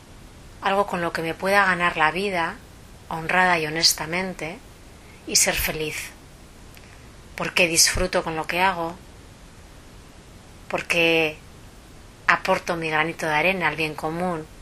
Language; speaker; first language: Spanish; native; Spanish